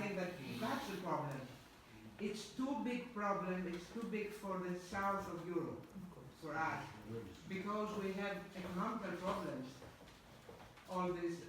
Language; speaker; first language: English; non-native, learner; Greek